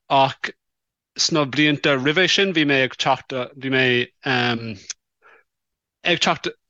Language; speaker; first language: Irish; non-native, local second language; English